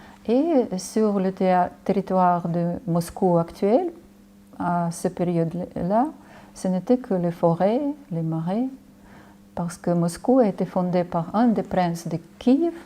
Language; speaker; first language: French; non-native, fluent; Ukrainian